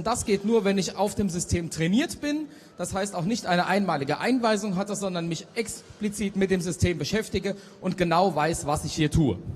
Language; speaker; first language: German; native; German